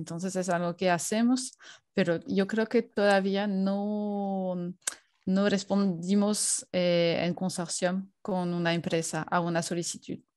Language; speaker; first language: Spanish; non-native, fluent; French